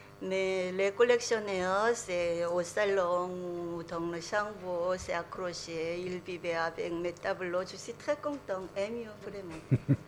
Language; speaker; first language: French; non-native, learner; Korean